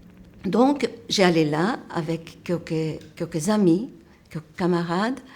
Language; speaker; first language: French; non-native, fluent; Portuguese